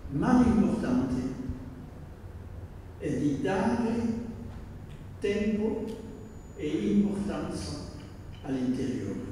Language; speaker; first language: Italian; non-native, fluent; Dutch